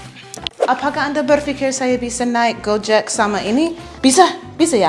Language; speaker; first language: Indonesian; non-native, learner; English